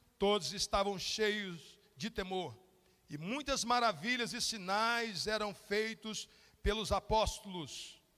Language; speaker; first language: Portuguese; native; Portuguese